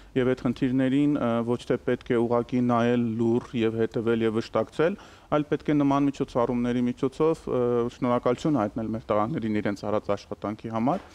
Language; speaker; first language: Armenian; native; Armenian